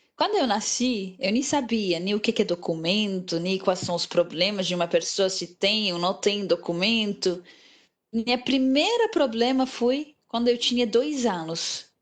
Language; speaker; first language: Portuguese; non-native, fluent; Arabic